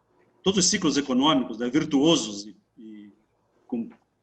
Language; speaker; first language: Portuguese; native; Portuguese